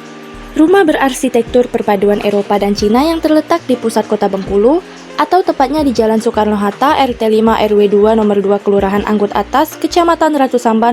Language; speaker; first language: Indonesian; native; Indonesian